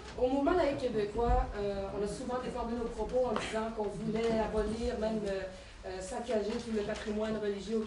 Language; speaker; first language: French; native; French